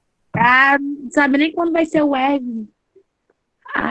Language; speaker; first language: Portuguese; native; Portuguese